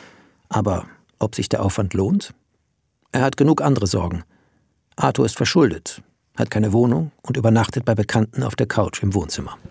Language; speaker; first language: German; native; German